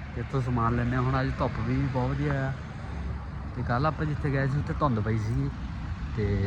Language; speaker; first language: Punjabi; native; Punjabi